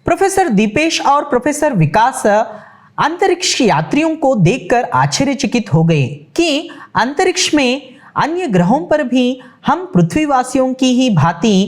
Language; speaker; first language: Hindi; non-native, local second language; Telugu